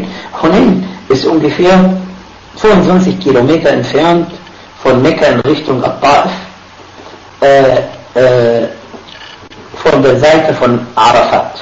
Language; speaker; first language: German; non-native, fluent; Arabic